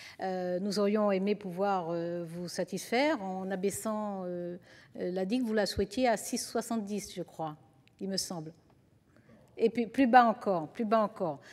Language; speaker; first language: French; native; French